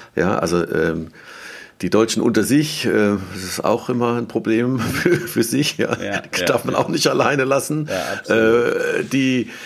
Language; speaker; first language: German; native; German